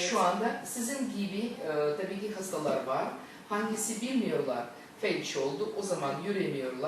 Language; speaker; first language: Turkish; non-native, learner; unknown